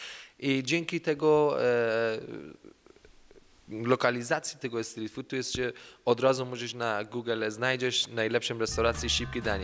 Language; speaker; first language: Polish; non-native, learner; Persian